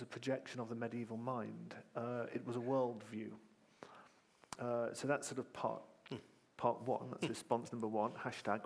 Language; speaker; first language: English; native; English